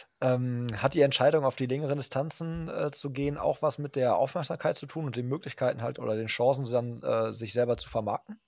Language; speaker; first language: German; native; German